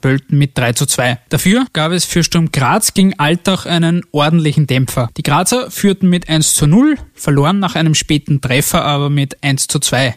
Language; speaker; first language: German; native; German